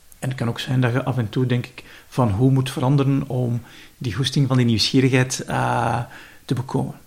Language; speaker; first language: Dutch; native; Dutch